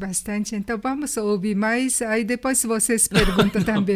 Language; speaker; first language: Portuguese; non-native, learner; Japanese